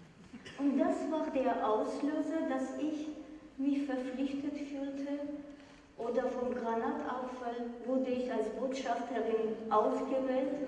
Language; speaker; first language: German; non-native, fluent; Armenian